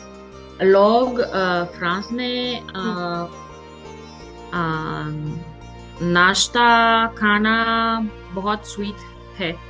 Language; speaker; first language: Hindi; non-native, learner; French